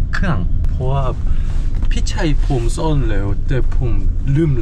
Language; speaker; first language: Thai; non-native, learner; Korean